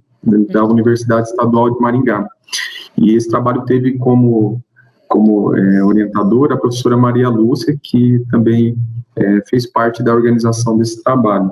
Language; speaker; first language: Portuguese; native; Portuguese